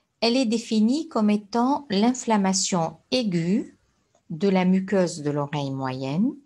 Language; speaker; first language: French; non-native, local second language; Arabic